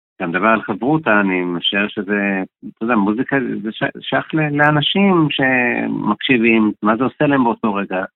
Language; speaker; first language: Hebrew; native; Hebrew